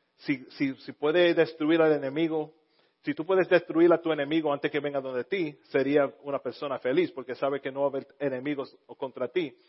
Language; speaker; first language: Spanish; early bilingual, heritage; Spanish